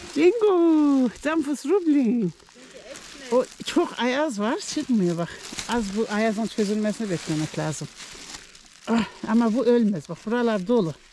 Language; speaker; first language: Turkish; native; Turkish